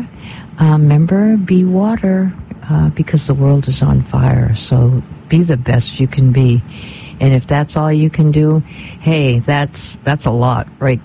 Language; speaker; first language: English; native; English